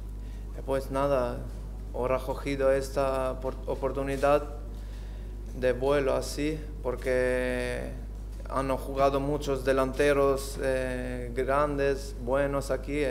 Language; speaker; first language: Spanish; non-native, learner; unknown